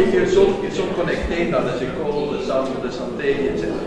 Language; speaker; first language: French; non-native, learner; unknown